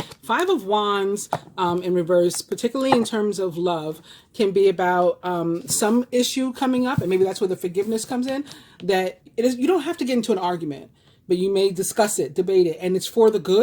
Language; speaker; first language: English; native; English